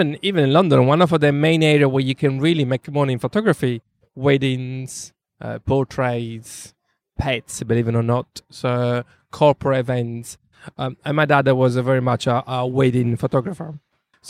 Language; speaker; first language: English; non-native, fluent; Italian